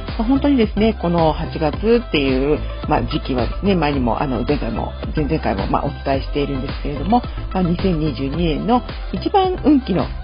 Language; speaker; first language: Japanese; native; Japanese